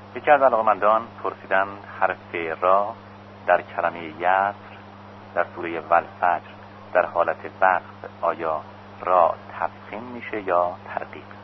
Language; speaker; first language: Persian; native; Persian